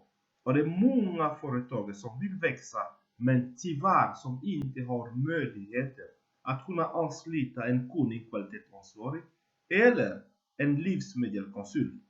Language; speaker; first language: Swedish; non-native, fluent; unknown